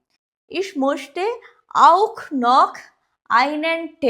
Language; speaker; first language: German; non-native, fluent; Hindi